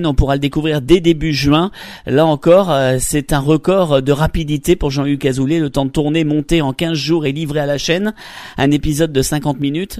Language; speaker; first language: French; native; French